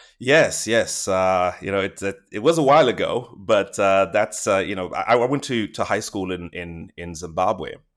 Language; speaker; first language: English; non-native, local second language; Shona